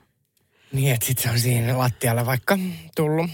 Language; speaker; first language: Finnish; native; Finnish